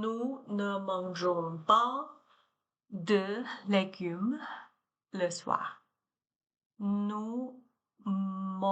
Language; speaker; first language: French; non-native, learner; Chinese